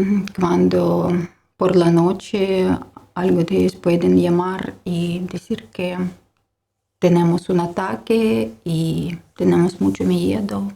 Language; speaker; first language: Spanish; non-native, learner; Ukrainian